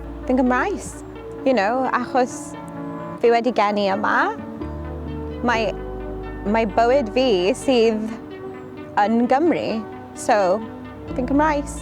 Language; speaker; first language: Welsh; non-native, local second language; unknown